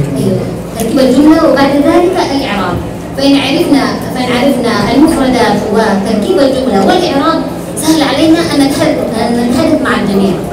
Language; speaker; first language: Arabic; early bilingual, other home language; Indonesian